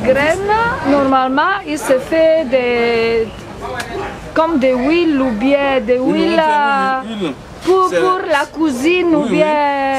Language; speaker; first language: French; non-native, learner; Italian